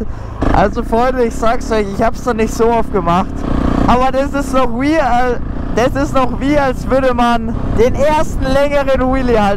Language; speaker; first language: German; native; German